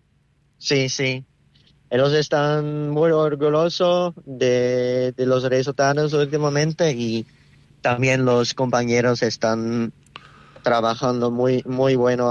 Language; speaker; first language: Spanish; non-native, learner; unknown